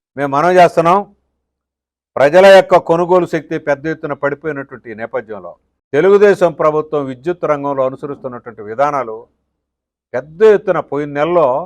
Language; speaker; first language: Telugu; native; Telugu